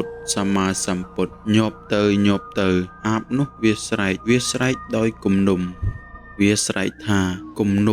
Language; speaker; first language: Khmer; native; Khmer